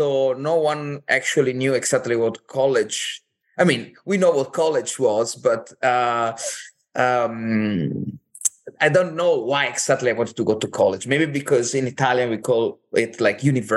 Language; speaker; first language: English; non-native, fluent; Italian